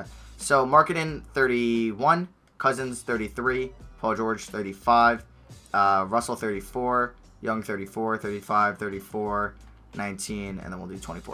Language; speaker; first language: English; native; English